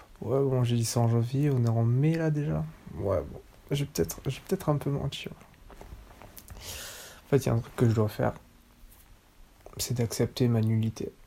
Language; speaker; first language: French; native; French